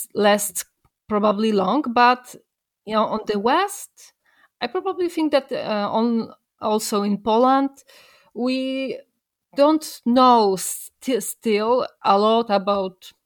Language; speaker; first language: English; non-native, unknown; Polish